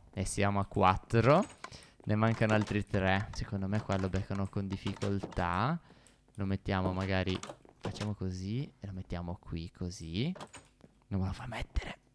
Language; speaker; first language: Italian; native; Italian